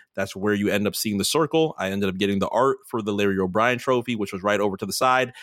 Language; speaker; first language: English; native; English